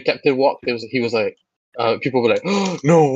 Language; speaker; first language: English; non-native, local second language; Malay